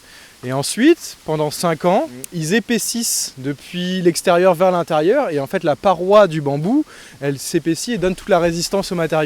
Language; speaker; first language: French; native; French